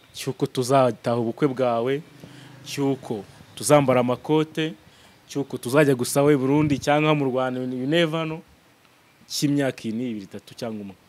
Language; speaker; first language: Kinyarwanda; native; Kinyarwanda